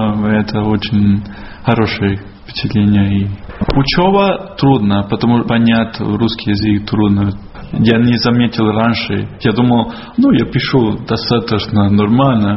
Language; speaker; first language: Russian; non-native, learner; Spanish